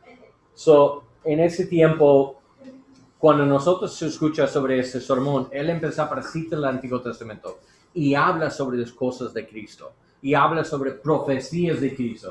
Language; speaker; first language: Spanish; non-native, learner; English